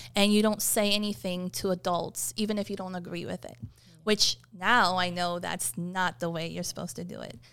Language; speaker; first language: English; early bilingual, other home language; Persian